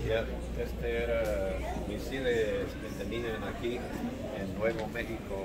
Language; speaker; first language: Spanish; non-native, learner; English